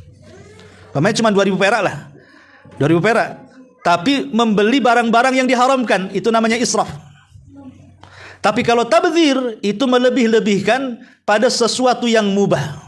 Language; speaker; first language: Indonesian; native; Indonesian